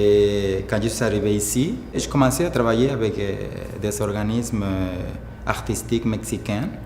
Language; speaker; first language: French; non-native, fluent; Spanish